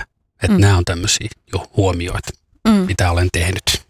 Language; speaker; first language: Finnish; native; Finnish